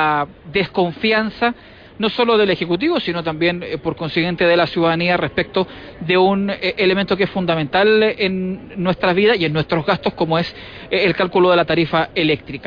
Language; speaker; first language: Spanish; native; Spanish